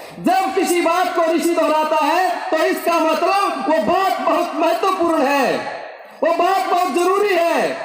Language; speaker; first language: Hindi; native; Hindi